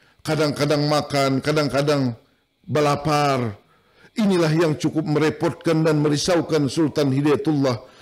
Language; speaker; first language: Indonesian; non-native, local second language; Banjar